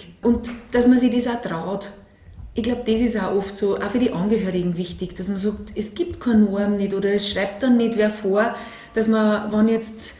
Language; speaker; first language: German; native; German